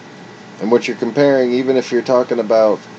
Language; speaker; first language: English; native; English